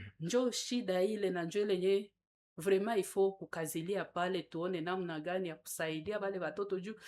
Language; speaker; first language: Swahili; native; Swahili